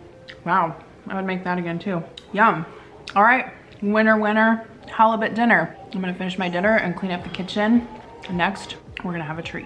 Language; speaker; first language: English; native; English